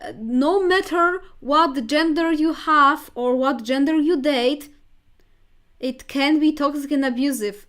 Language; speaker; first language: English; non-native, fluent; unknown